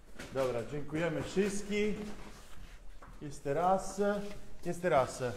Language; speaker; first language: Polish; non-native, learner; Italian